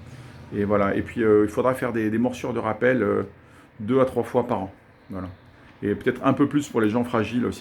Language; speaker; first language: French; native; French